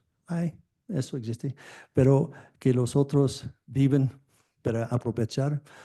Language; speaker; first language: Spanish; non-native, fluent; French